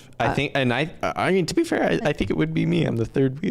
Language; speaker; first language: English; native; English